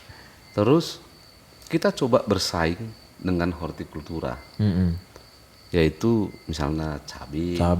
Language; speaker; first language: Indonesian; native; Indonesian